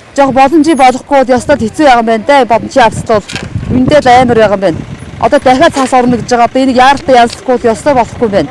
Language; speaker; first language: Mongolian; native; Mongolian